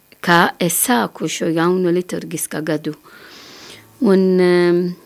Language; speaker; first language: Latvian; non-native, learner; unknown